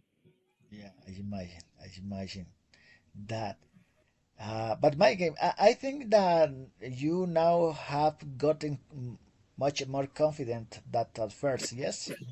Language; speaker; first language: English; non-native, fluent; Spanish